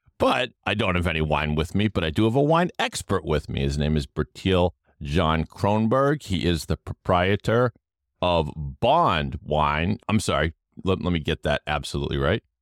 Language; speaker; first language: English; native; English